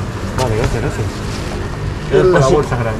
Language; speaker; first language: Spanish; non-native, fluent; Filipino